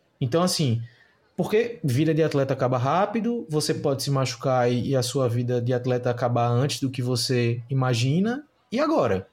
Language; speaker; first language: Portuguese; native; Portuguese